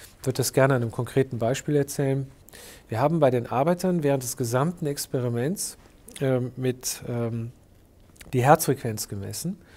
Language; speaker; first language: German; native; German